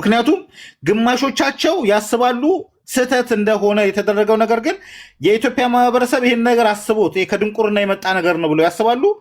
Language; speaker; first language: Amharic; native; Amharic